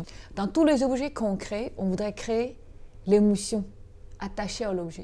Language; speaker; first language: French; non-native, fluent; Chinese